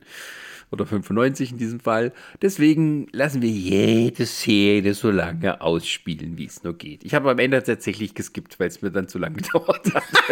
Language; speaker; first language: German; native; German